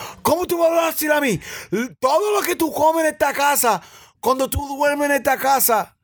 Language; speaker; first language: Spanish; early bilingual, other home language; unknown